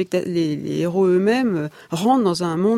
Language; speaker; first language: French; native; French